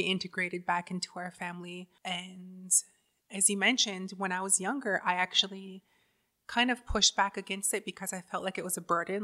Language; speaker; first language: English; native; English